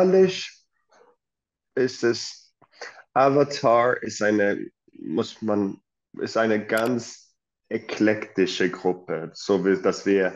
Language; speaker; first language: German; non-native, fluent; Swedish